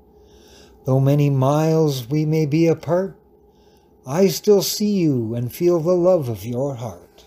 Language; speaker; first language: English; native; English